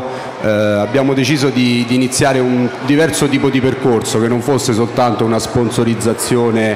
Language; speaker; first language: Italian; native; Italian